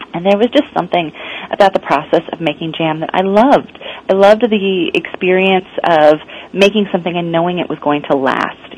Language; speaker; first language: English; native; English